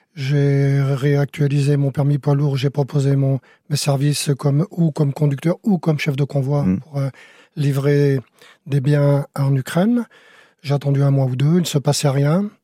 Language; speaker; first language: French; native; French